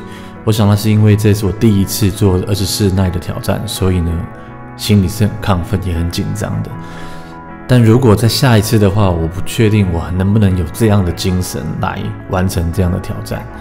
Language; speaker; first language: Chinese; native; Chinese